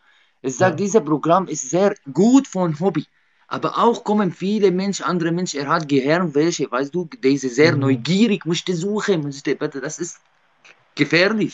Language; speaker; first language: German; non-native, learner; Arabic